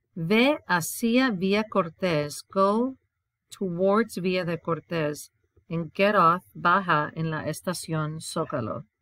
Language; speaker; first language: Spanish; non-native, fluent; English